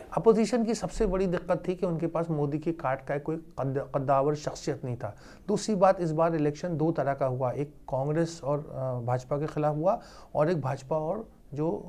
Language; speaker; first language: Urdu; native; Urdu